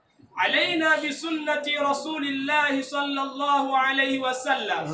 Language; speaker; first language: Arabic; non-native, learner; Achinese